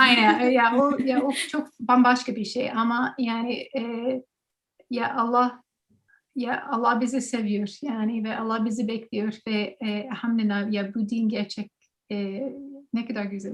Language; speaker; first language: Turkish; non-native, learner; English